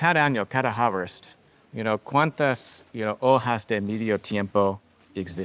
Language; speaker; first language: Spanish; non-native, learner; English